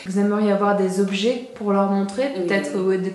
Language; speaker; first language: French; native; French